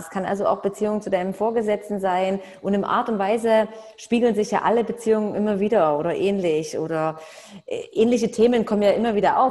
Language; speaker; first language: German; native; German